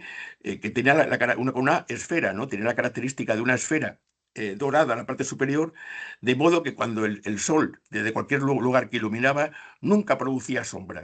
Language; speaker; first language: Spanish; native; Spanish